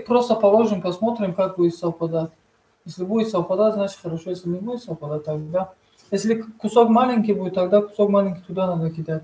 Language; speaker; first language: Russian; non-native, fluent; Tajik